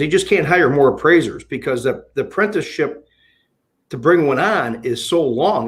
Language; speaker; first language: English; native; English